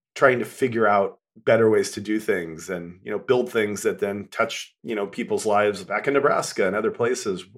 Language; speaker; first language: English; native; English